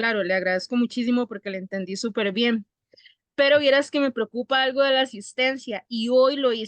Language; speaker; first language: Spanish; native; Spanish